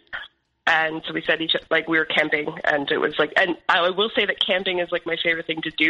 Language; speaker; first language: English; native; English